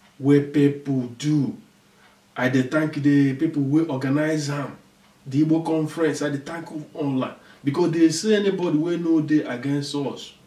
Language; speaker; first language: Nigerian Pidgin; non-native, local second language; Igbo